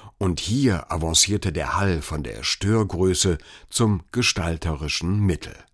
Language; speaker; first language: German; native; German